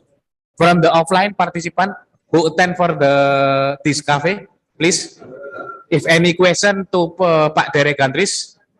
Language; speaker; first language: English; non-native, learner; Indonesian